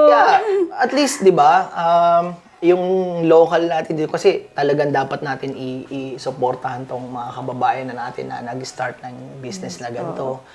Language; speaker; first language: Filipino; native; Filipino